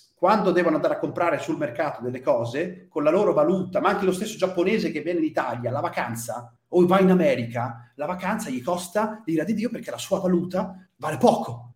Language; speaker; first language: Italian; native; Italian